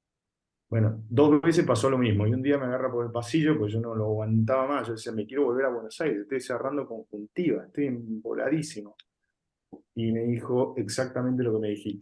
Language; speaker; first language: Spanish; native; Spanish